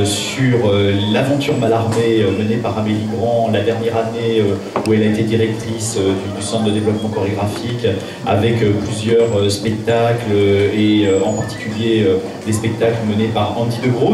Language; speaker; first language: French; native; French